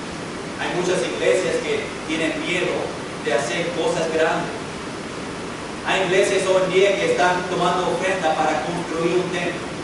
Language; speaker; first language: Spanish; non-native, fluent; English